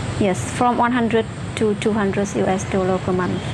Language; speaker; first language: English; non-native, fluent; Vietnamese